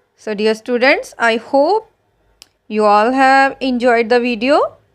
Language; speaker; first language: English; non-native, local second language; Punjabi